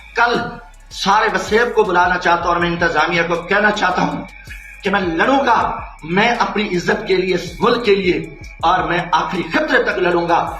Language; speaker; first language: Urdu; non-native, local second language; Saraiki